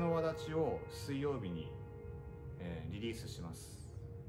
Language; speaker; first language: Japanese; native; Japanese